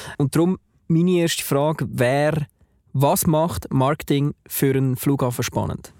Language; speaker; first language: German; native; German